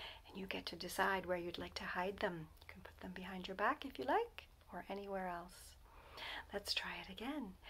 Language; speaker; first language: English; native; English